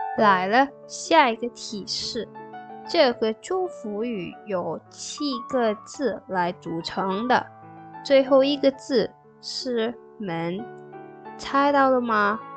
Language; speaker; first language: Chinese; non-native, fluent; Indonesian